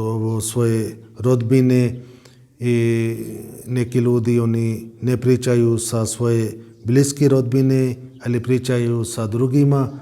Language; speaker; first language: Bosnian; non-native, fluent; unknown